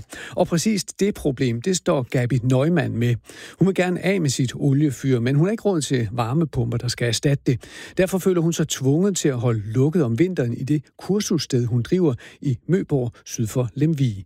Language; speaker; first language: Danish; native; Danish